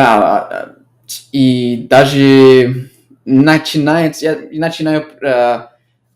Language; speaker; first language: Russian; non-native, fluent; English